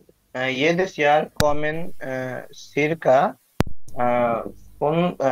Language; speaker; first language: German; non-native, learner; Bangla